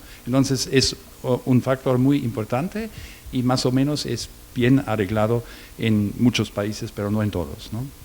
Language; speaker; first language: Spanish; non-native, learner; German